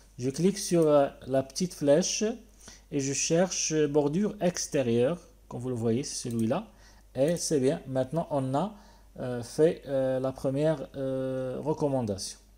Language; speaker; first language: French; non-native, local second language; Arabic